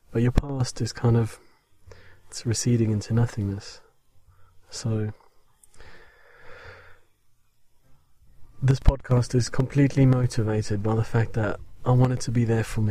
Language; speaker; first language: English; native; English